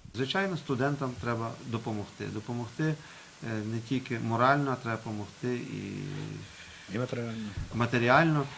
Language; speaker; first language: Ukrainian; native; Ukrainian